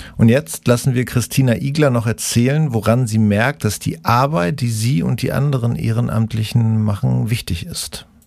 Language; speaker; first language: German; native; German